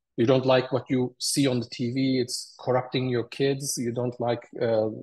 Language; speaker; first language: English; early bilingual, other home language; Turkish